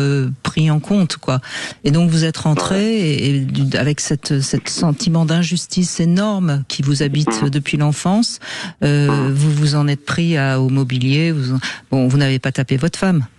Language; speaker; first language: French; native; French